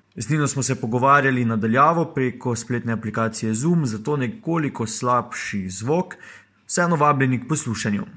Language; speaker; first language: Slovenian; native; Slovenian